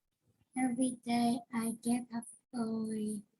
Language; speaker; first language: English; non-native, learner; Vietnamese